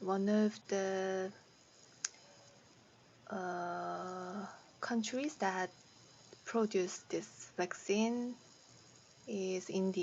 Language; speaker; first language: English; non-native, learner; Korean